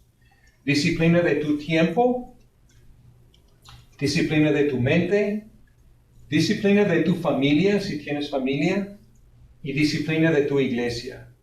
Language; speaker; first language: Spanish; non-native, fluent; English